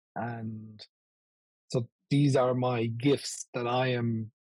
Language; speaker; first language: English; native; English